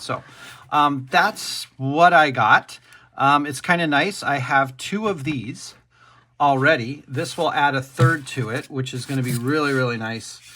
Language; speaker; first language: English; native; English